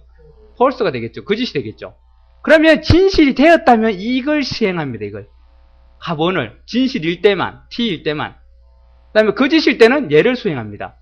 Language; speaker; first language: Korean; native; Korean